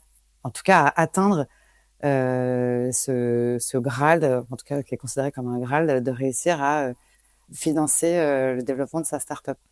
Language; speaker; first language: French; native; French